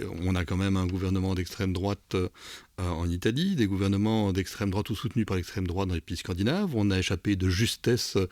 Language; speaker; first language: French; native; French